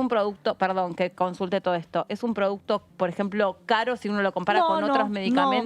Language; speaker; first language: Spanish; native; Spanish